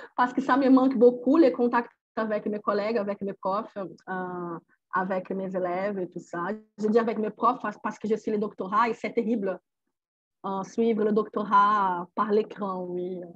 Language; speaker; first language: French; non-native, fluent; Portuguese